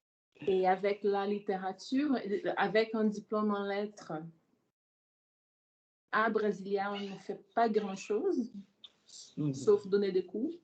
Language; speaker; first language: French; non-native, fluent; Portuguese